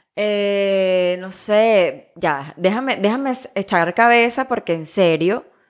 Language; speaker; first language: Spanish; native; Spanish